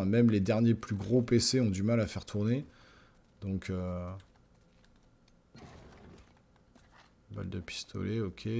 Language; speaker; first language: French; native; French